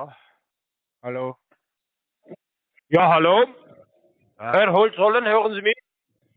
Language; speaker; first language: German; non-native, learner; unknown